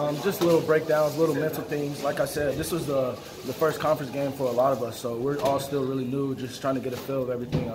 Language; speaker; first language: English; native; English